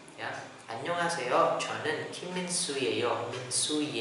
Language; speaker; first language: Korean; non-native, learner; Indonesian